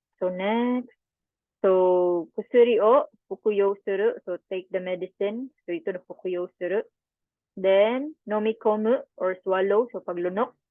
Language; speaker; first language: Filipino; non-native, local second language; Cebuano